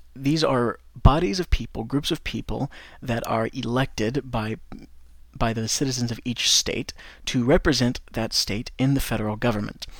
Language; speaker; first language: English; native; English